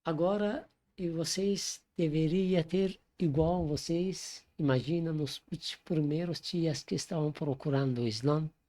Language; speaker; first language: Portuguese; non-native, learner; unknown